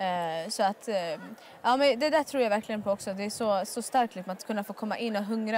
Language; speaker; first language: Swedish; native; Swedish